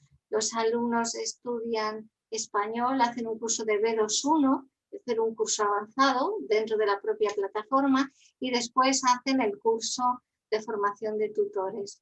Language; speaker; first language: Spanish; native; Spanish